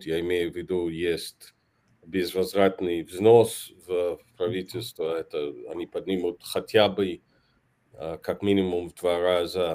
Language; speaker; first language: Russian; non-native, fluent; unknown